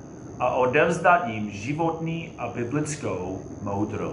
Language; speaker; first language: Czech; non-native, fluent; English